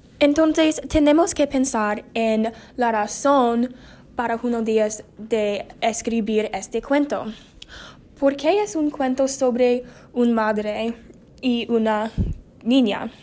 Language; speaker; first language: Spanish; non-native, learner; English